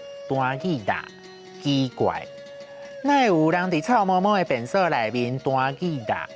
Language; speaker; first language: Chinese; native; Chinese